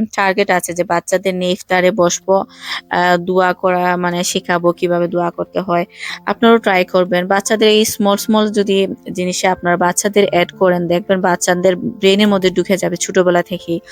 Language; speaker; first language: Bangla; non-native, local second language; Sylheti